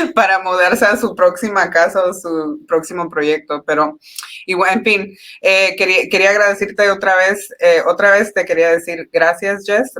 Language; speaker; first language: Spanish; early bilingual, heritage; Spanish